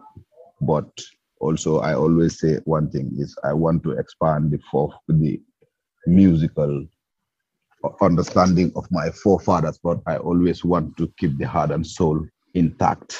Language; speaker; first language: English; non-native, local second language; Mandingo